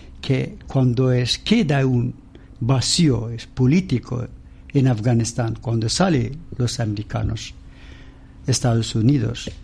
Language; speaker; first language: Spanish; non-native, learner; Persian